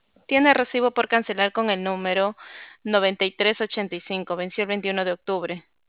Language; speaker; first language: Spanish; native; Spanish